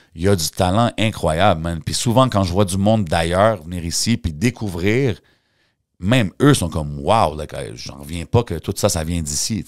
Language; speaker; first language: French; early bilingual, heritage; French